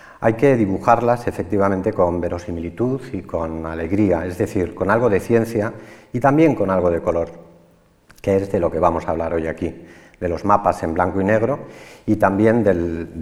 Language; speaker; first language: Spanish; native; Spanish